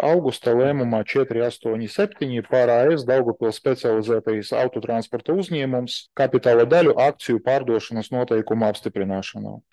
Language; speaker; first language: Latvian; non-native, local second language; Russian